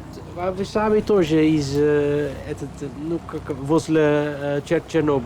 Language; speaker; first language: Russian; non-native, fluent; Dutch